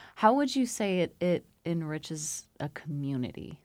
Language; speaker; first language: English; native; English